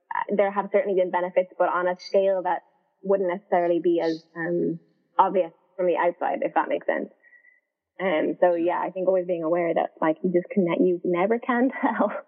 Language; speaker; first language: English; native; English